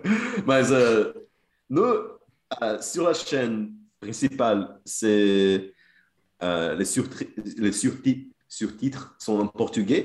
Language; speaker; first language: French; non-native, fluent; Portuguese